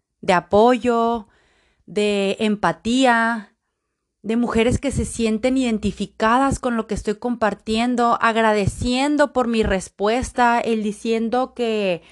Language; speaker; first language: Spanish; native; Spanish